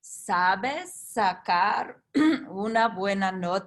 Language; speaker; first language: Spanish; non-native, fluent; English